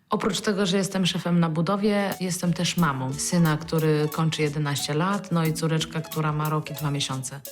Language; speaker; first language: Polish; native; Polish